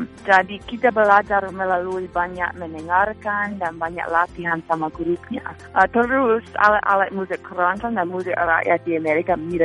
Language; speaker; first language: Indonesian; non-native, fluent; English